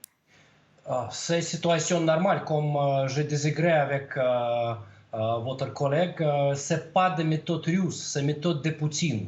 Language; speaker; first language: French; non-native, learner; Russian